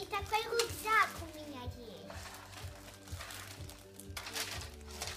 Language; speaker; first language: Russian; early bilingual, heritage; Russian